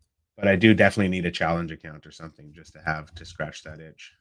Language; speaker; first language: English; native; English